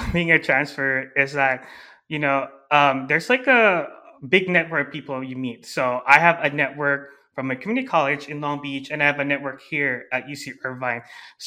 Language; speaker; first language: English; non-native, local second language; Filipino